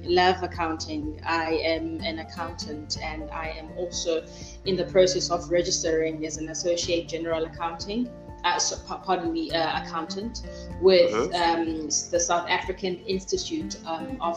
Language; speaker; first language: English; non-native, local second language; Xhosa